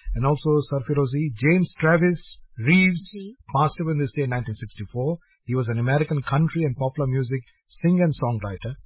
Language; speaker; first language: English; non-native, local second language; Bangla